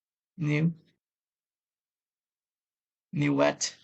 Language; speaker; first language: English; non-native, fluent; Vietnamese